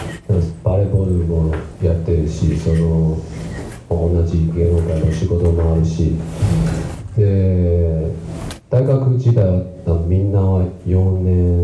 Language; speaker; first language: Japanese; non-native, learner; Chinese